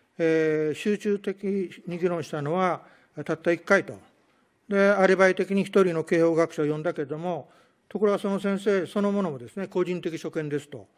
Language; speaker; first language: Japanese; native; Japanese